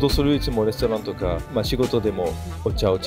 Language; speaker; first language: Japanese; non-native, fluent; French